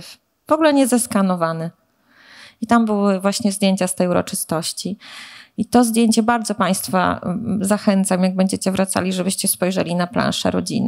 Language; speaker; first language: Polish; native; Polish